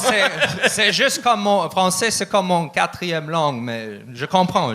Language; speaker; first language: French; non-native, learner; Russian